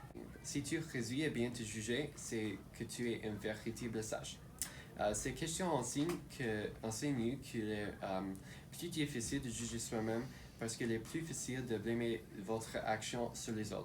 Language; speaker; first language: French; non-native, local second language; English